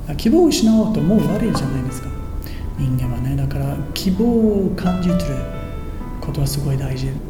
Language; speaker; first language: Japanese; non-native, fluent; Swedish